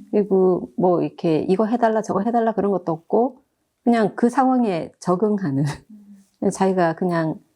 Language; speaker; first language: Korean; native; Korean